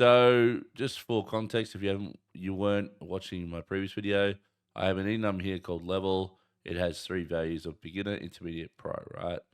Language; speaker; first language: English; native; English